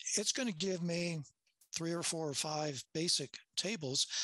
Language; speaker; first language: English; native; English